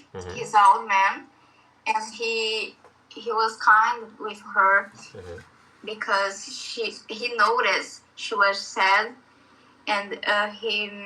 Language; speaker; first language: English; non-native, learner; Portuguese